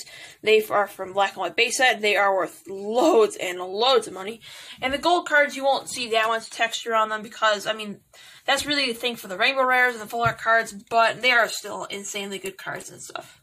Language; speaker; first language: English; native; English